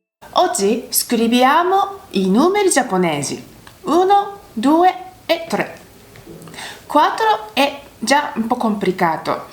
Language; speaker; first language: Italian; non-native, learner; Japanese